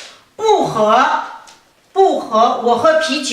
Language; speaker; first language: Chinese; non-native, fluent; Kazakh